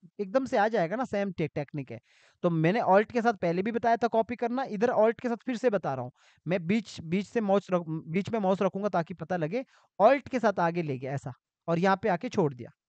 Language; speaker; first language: Hindi; native; Hindi